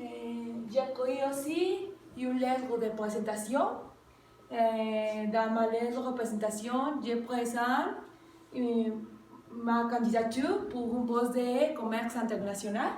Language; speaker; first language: French; non-native, learner; Spanish